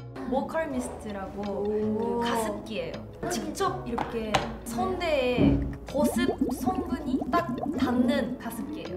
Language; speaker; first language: Korean; non-native, fluent; Japanese